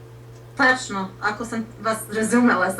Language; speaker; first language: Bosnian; early bilingual, heritage; Serbian